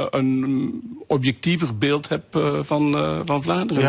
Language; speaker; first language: Dutch; non-native, local second language; French